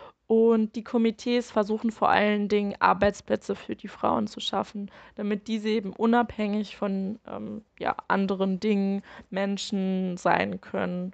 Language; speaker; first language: German; native; German